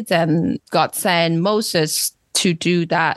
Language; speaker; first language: English; non-native, local second language; Cantonese